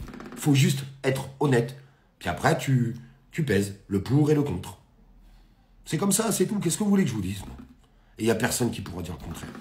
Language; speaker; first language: French; native; French